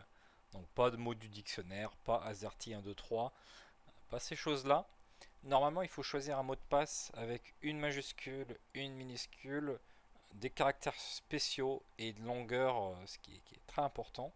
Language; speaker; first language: French; native; French